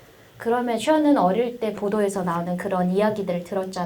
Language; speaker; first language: Korean; native; Korean